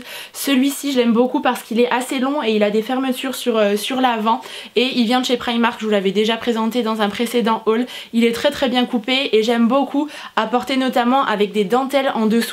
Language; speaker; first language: French; native; French